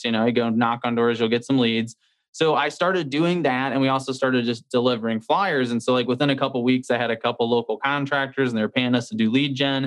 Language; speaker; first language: English; native; English